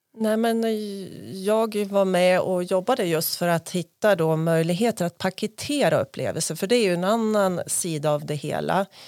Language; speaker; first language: Swedish; native; Swedish